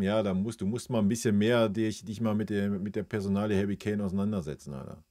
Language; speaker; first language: German; native; German